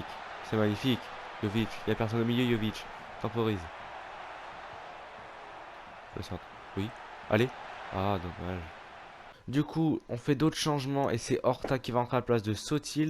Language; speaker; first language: French; native; French